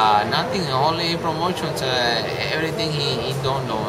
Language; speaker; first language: English; non-native, learner; Spanish